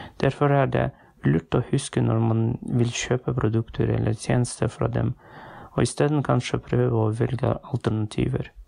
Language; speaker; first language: Norwegian; non-native, fluent; Uyghur